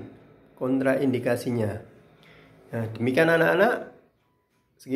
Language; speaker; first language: Indonesian; native; Indonesian